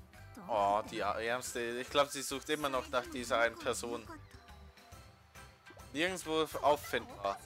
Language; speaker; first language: German; native; German